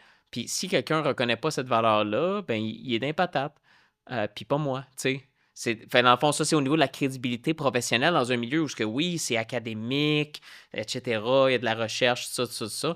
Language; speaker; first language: French; native; French